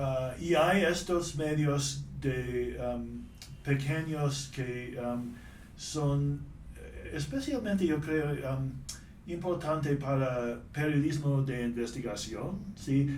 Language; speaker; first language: Spanish; non-native, fluent; English